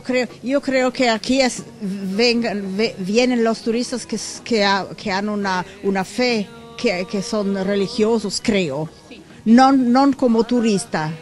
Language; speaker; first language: Spanish; non-native, fluent; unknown